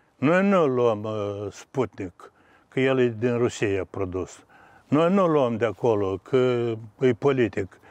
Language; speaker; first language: Romanian; native; Romanian